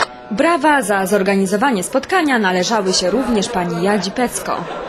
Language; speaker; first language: Polish; native; Polish